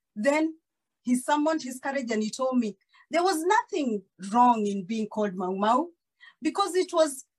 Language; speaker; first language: English; non-native, local second language; Kikuyu